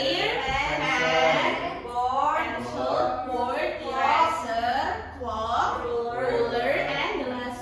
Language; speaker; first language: English; non-native, learner; Indonesian